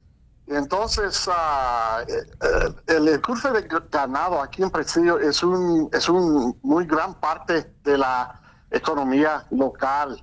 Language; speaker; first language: Spanish; early bilingual, heritage; English